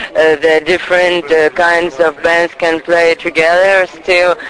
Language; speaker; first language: English; non-native, fluent; Russian